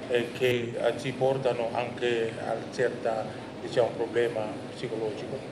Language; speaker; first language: Italian; non-native, learner; Indonesian